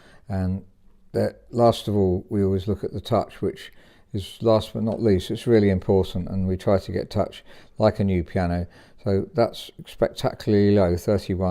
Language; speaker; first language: English; native; English